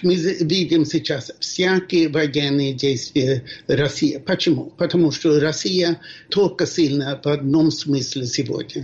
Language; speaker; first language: Russian; non-native, fluent; Swedish